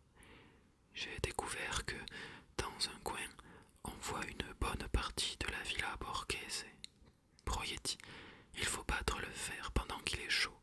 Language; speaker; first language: French; native; French